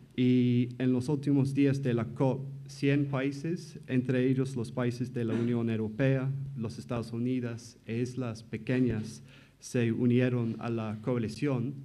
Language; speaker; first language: Spanish; non-native, fluent; English